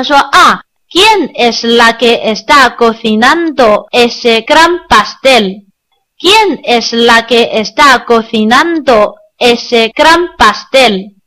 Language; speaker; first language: Spanish; non-native, learner; Chinese